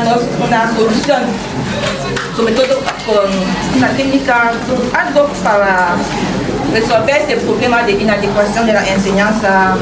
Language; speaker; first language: Spanish; non-native, fluent; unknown